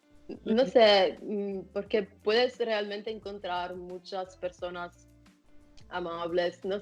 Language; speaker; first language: Spanish; non-native, fluent; Italian